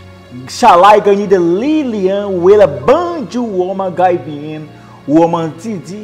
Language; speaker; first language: Chinese; non-native, learner; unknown